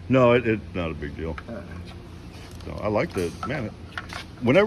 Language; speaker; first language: English; native; English